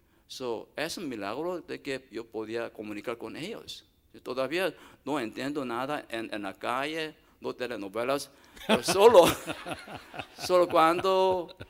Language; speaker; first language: Spanish; non-native, learner; Korean